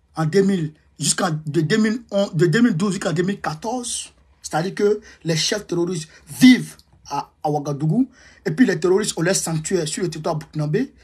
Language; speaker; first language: French; non-native, local second language; Dyula